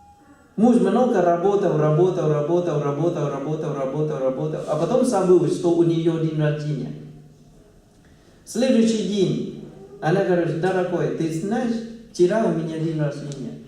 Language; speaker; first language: Russian; non-native, fluent; Thai